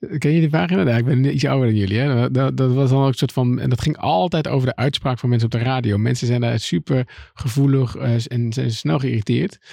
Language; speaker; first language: Dutch; native; Dutch